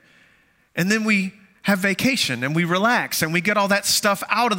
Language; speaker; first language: English; native; English